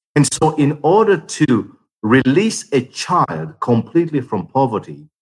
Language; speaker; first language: English; non-native, local second language; Ganda